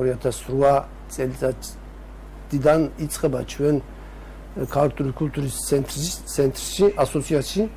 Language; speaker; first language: Georgian; early bilingual, heritage; Georgian